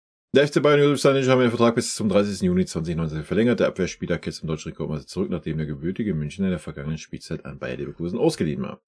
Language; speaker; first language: German; native; German